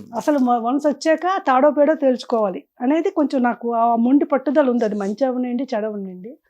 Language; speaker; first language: Telugu; native; Telugu